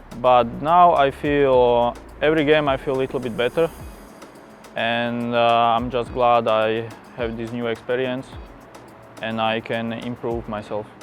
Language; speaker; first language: English; non-native, fluent; Slovak